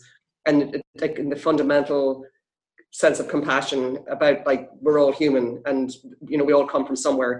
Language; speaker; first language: English; native; English